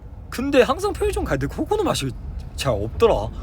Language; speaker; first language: Korean; non-native, fluent; Chinese